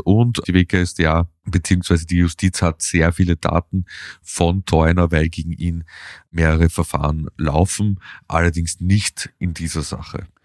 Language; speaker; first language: German; native; German